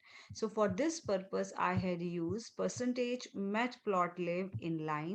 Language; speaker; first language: English; non-native, local second language; Hindi